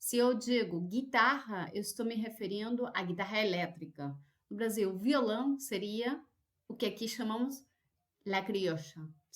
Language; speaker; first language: Portuguese; non-native, fluent; Spanish